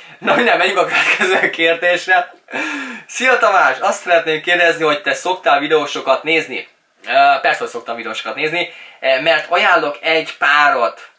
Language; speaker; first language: Hungarian; early bilingual, other home language; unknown